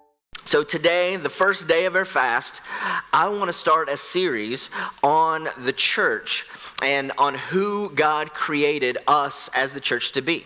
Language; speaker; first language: English; native; English